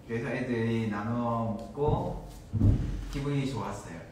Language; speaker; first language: Korean; non-native, learner; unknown